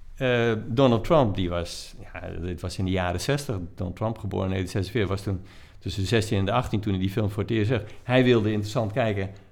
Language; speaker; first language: Dutch; native; Dutch